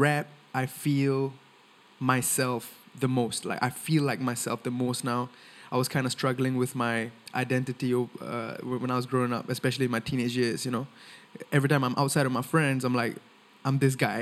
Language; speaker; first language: English; non-native, local second language; Tamil